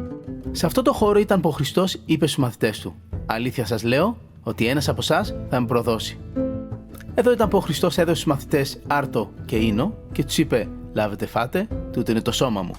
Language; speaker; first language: Greek; native; Greek